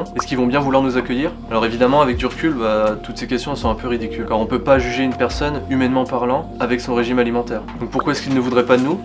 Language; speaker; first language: French; native; French